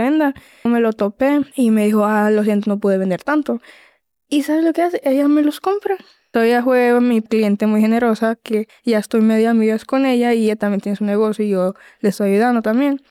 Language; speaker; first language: Spanish; early bilingual, heritage; Spanish